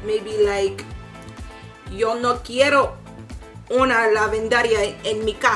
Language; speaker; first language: Spanish; non-native, learner; English